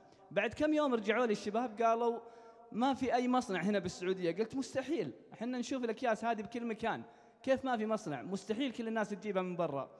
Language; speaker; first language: Arabic; native; Arabic